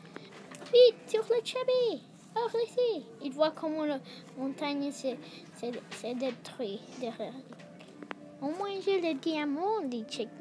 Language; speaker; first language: French; non-native, learner; English